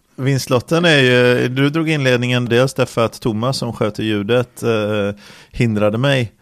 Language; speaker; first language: Swedish; native; Swedish